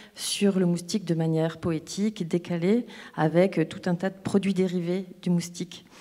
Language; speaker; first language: French; native; French